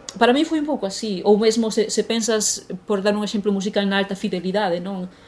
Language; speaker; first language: Galician; native; Galician